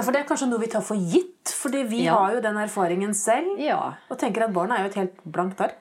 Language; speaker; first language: Norwegian; native; Norwegian